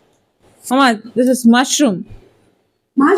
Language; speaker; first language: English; non-native, local second language; Tamil